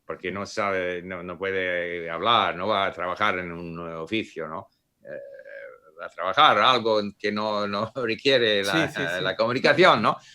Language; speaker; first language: Spanish; non-native, fluent; English